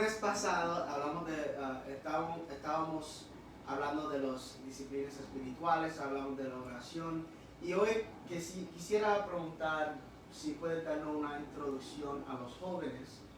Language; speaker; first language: Spanish; early bilingual, heritage; Spanish